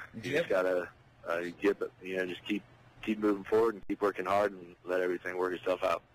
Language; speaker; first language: English; native; English